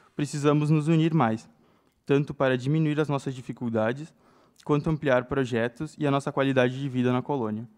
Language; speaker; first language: Portuguese; native; Portuguese